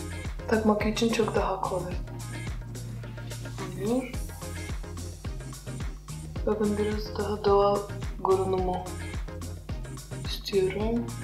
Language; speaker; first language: Turkish; non-native, fluent; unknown